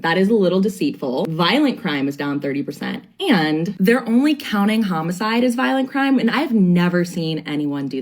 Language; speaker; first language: English; native; English